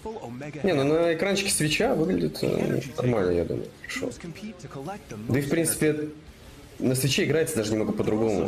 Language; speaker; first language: Russian; native; Russian